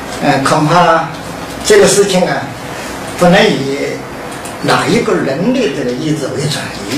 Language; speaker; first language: Chinese; native; Chinese